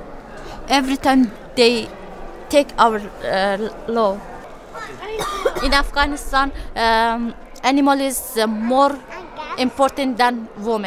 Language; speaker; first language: English; non-native, learner; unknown